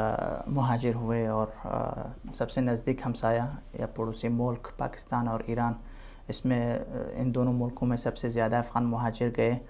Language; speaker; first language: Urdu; non-native, fluent; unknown